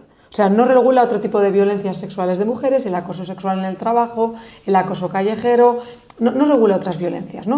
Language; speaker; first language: Spanish; native; Spanish